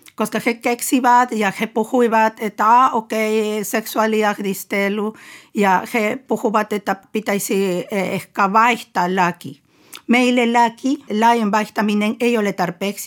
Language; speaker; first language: Finnish; non-native, fluent; Spanish